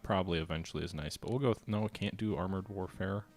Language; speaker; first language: English; native; English